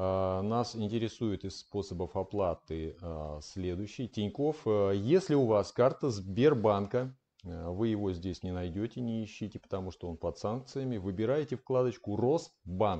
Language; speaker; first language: Russian; native; Russian